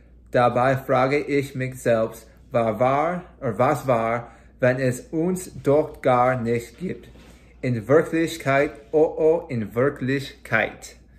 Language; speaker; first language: German; non-native, learner; English